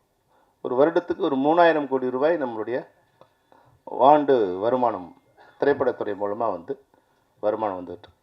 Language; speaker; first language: Tamil; native; Tamil